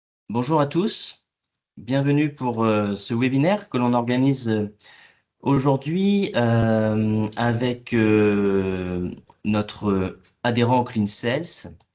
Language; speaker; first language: French; native; French